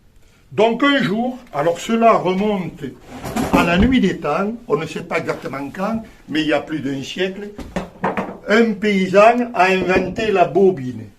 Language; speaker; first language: French; native; French